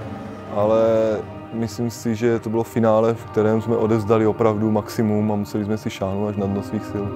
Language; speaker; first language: Czech; native; Czech